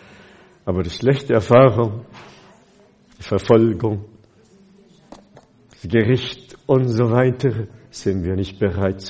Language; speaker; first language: German; non-native, fluent; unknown